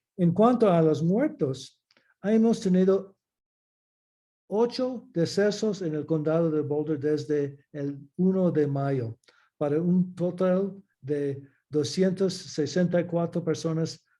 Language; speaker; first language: Spanish; early bilingual, heritage; English